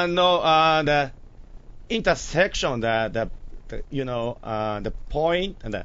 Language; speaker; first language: English; non-native, learner; Japanese